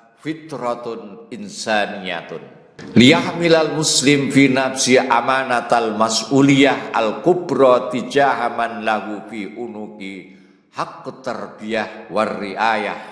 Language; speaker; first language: Arabic; non-native, fluent; Indonesian